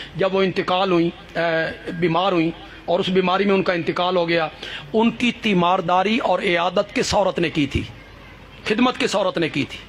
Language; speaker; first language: Urdu; non-native, local second language; Punjabi